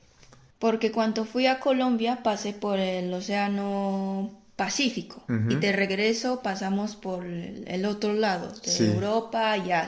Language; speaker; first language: Spanish; non-native, fluent; Chinese